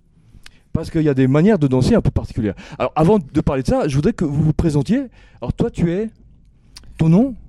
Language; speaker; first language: French; native; French